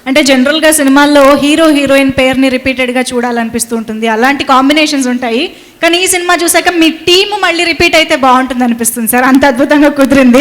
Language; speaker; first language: Telugu; native; Telugu